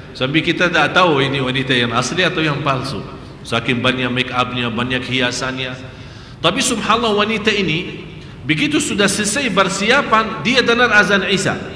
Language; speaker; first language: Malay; non-native, fluent; Arabic